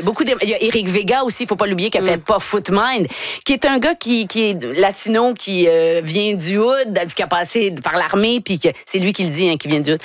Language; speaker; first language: French; native; French